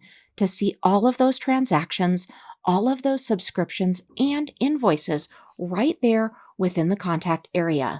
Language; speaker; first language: English; native; English